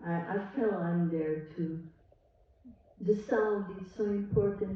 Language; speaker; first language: English; non-native, learner; Portuguese